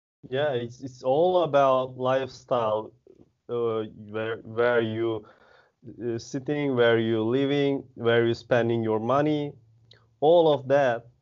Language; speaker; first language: English; non-native, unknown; Turkish